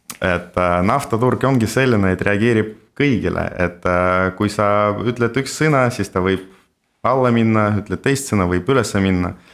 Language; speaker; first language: Estonian; non-native, local second language; Russian